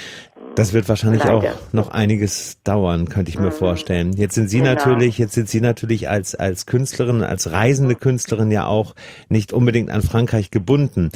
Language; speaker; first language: German; native; German